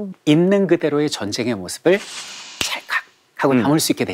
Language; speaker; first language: Korean; native; Korean